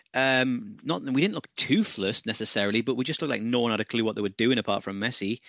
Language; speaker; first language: English; native; English